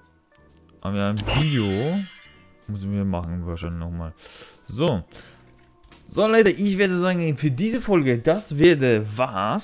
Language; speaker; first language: German; non-native, learner; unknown